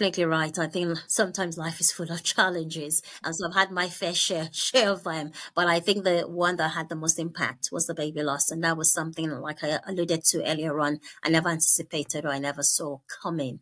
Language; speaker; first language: English; non-native, local second language; Yoruba